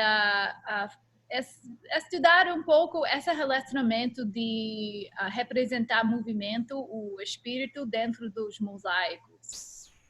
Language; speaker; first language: Portuguese; non-native, learner; English